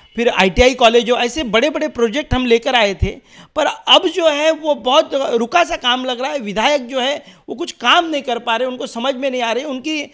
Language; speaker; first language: Hindi; non-native, local second language; Marathi